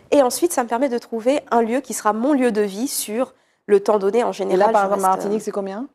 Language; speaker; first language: French; native; French